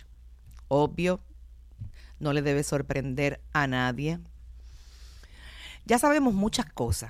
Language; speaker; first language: Spanish; native; Spanish